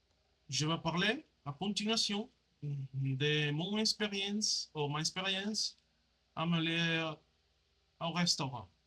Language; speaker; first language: French; non-native, learner; Spanish